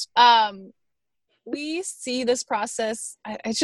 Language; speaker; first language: English; native; English